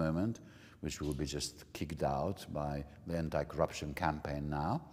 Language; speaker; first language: English; non-native, fluent; Hungarian